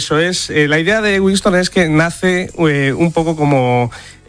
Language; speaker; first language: Spanish; native; Spanish